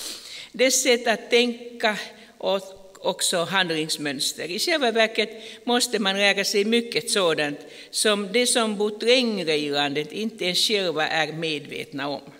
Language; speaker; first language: Swedish; non-native, fluent; Finnish